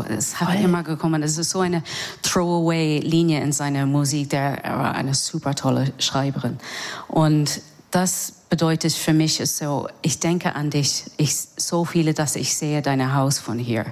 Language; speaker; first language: German; non-native, fluent; English